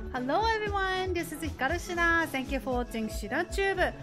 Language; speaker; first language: English; non-native, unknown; Japanese